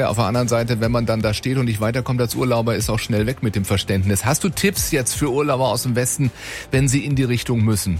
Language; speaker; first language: German; native; German